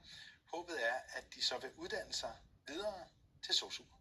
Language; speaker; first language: Danish; native; Danish